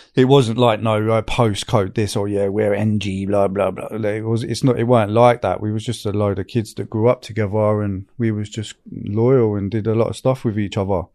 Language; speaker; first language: English; native; English